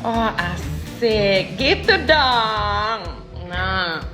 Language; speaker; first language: Indonesian; non-native, fluent; German